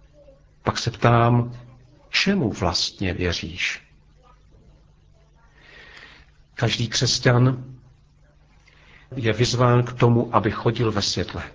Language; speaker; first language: Czech; native; Czech